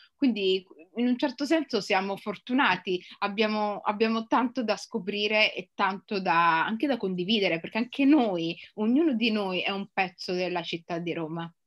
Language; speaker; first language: Italian; native; Italian